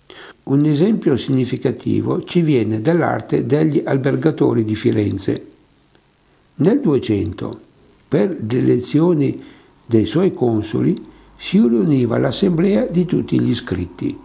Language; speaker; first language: Italian; native; Italian